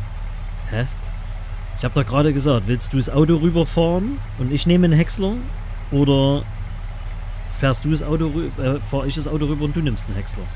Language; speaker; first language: German; native; German